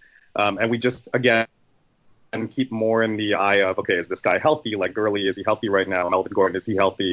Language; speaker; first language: English; native; English